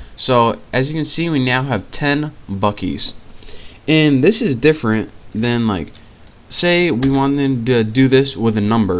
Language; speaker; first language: English; native; English